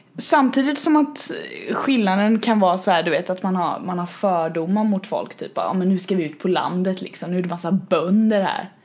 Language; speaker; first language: Swedish; native; Swedish